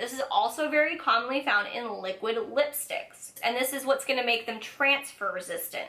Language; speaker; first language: English; native; English